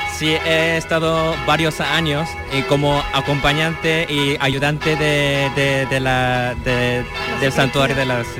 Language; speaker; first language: Spanish; non-native, learner; Korean